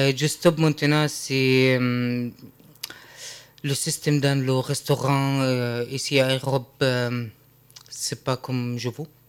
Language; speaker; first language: French; non-native, learner; Arabic